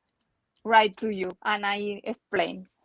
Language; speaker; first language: English; non-native, learner; Spanish